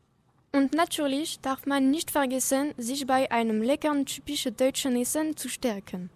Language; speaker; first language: German; non-native, learner; French